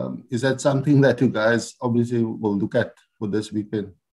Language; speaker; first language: English; non-native, local second language; Afrikaans